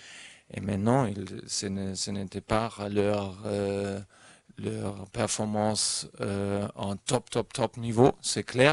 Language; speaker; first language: French; non-native, fluent; German